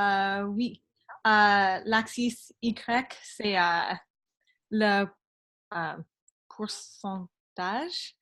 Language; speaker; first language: French; non-native, learner; English